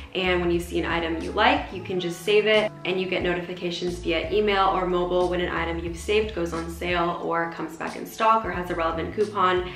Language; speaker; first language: English; native; English